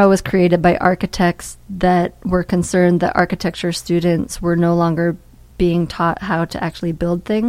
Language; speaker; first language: English; native; English